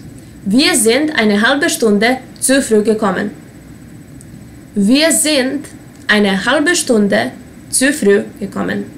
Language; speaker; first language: German; non-native, fluent; Serbian